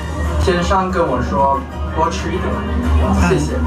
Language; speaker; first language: Chinese; non-native, fluent; Thai